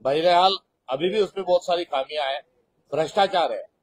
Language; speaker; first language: Hindi; non-native, local second language; Marathi